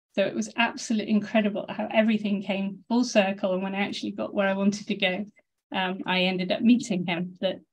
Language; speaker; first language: English; native; English